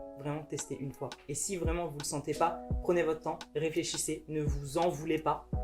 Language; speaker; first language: French; early bilingual, other home language; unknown